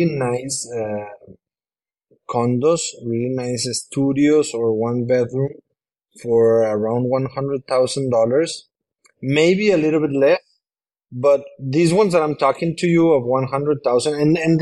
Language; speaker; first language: English; non-native, fluent; Spanish